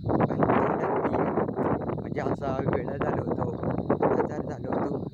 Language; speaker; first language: Marathi; non-native, local second language; Gondi